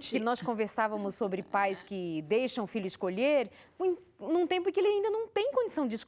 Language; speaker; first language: Portuguese; native; Portuguese